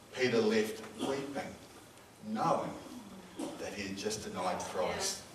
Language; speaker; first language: English; native; English